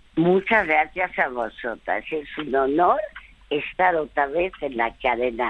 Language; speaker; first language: Spanish; early bilingual, other home language; French